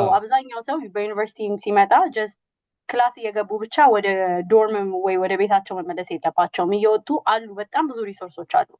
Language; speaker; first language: Amharic; native; Amharic